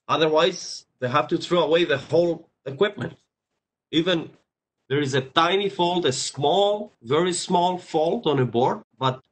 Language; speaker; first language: English; non-native, fluent; Greek